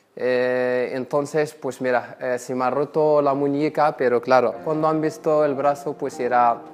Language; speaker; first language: Spanish; non-native, fluent; Arabic